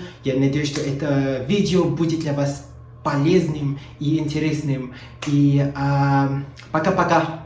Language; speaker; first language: Russian; non-native, fluent; English